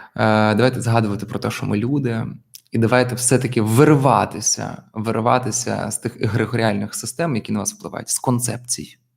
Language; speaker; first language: Ukrainian; non-native, local second language; Russian